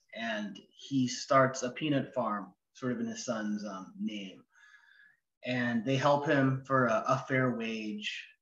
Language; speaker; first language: English; native; English